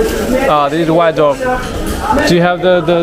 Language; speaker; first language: English; non-native, learner; Vietnamese